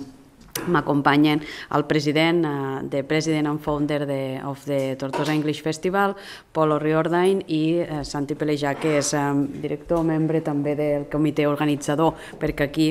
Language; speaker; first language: Catalan; native; Catalan